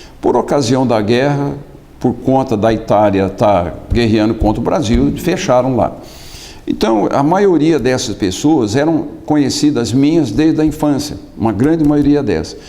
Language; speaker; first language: Portuguese; native; Portuguese